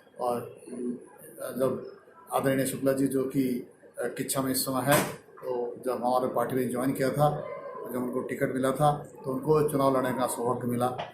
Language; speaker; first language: Hindi; non-native, local second language; Bangla